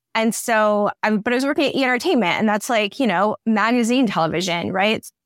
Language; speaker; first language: English; native; English